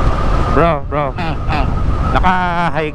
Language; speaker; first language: Filipino; native; Filipino